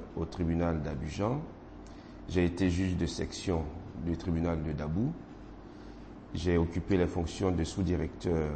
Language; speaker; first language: French; non-native, local second language; Baoulé